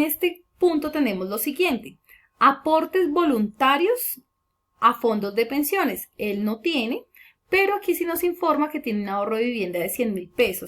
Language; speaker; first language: Spanish; native; Spanish